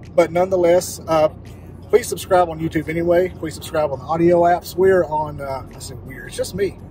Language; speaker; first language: English; native; English